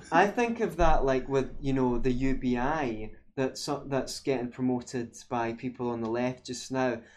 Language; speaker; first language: English; native; English